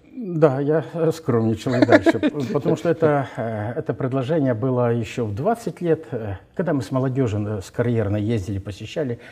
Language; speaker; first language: Russian; non-native, local second language; Ukrainian